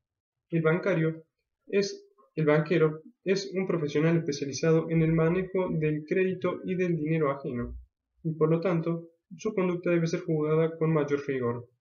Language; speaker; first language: Spanish; native; Spanish